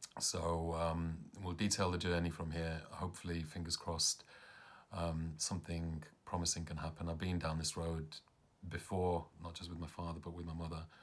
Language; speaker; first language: English; early bilingual, other home language; Punjabi